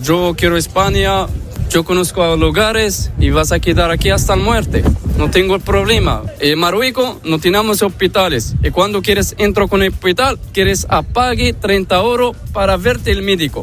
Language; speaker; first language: Spanish; non-native, learner; Arabic